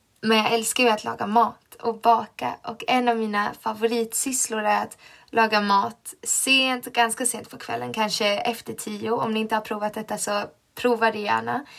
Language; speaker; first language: Swedish; native; Swedish